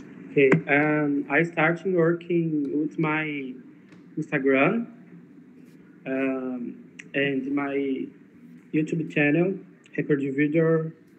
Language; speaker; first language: English; non-native, learner; Portuguese